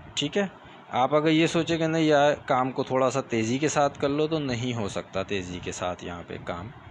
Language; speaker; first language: Urdu; native; Urdu